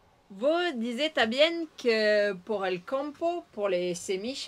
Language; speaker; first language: Spanish; non-native, learner; French